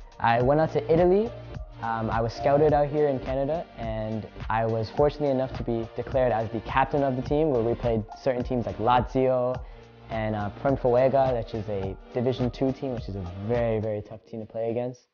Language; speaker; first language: English; early bilingual, other home language; Hindi